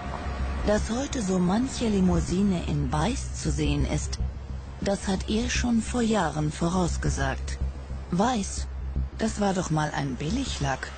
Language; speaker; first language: German; native; German